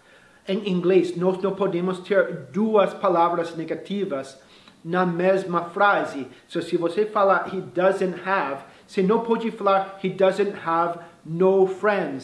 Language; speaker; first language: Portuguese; non-native, fluent; English